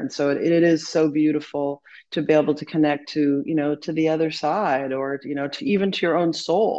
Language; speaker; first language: English; native; English